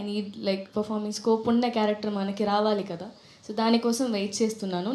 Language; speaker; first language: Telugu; non-native, fluent; Tamil